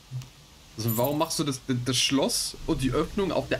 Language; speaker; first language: German; native; German